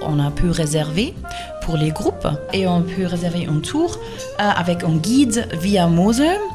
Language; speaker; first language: French; non-native, fluent; German